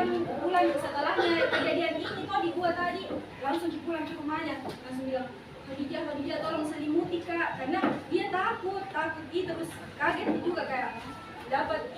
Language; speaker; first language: Indonesian; native; Indonesian